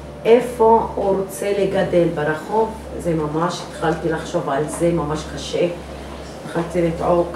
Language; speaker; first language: Hebrew; non-native, local second language; Arabic